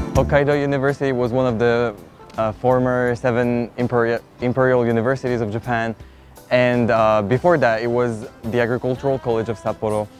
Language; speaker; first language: English; non-native, fluent; French